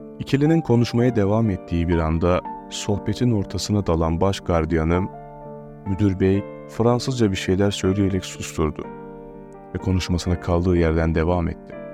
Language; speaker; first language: Turkish; native; Turkish